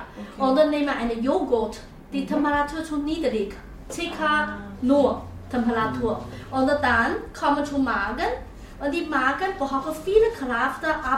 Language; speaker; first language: German; non-native, learner; Chinese